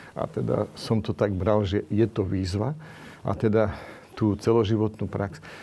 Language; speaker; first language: Slovak; non-native, local second language; Romany